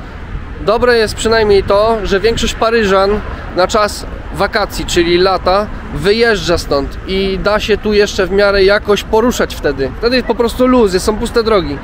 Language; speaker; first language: Polish; native; Polish